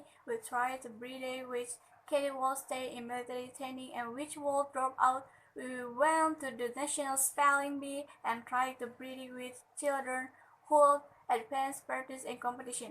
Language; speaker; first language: English; non-native, learner; Indonesian